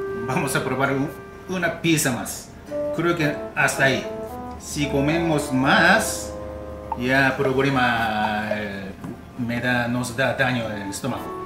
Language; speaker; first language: Spanish; non-native, learner; Japanese